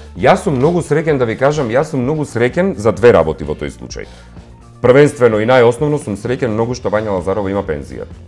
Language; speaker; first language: Macedonian; native; Macedonian